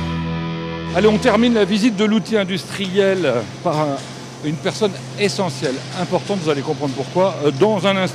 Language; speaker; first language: French; native; French